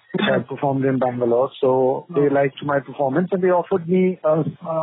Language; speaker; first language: English; non-native, local second language; Kodava